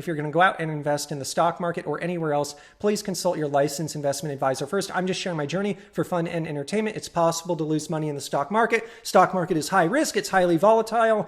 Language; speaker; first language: English; native; English